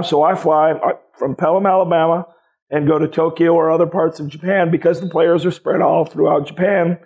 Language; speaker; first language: English; native; English